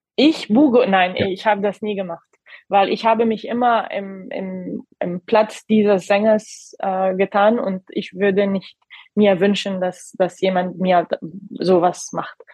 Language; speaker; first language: German; non-native, fluent; Arabic